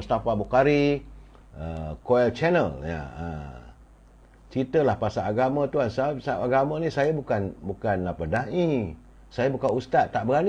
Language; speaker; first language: Malay; native; Malay